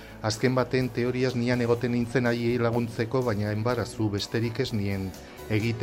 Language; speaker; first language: Basque; non-native, local second language; Spanish